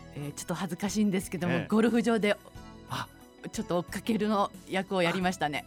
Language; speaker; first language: Japanese; native; Japanese